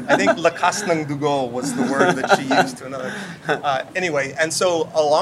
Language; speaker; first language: English; native; English